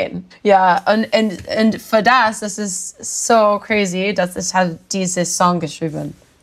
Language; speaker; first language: German; non-native, learner; English